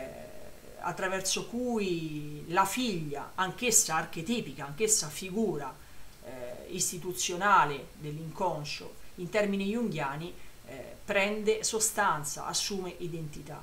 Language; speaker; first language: Italian; native; Italian